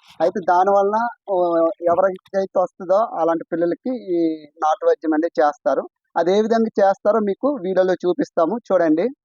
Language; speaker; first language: Telugu; non-native, local second language; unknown